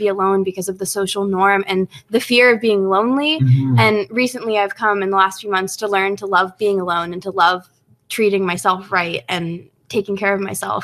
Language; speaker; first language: English; native; English